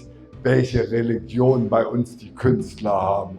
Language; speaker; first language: German; native; German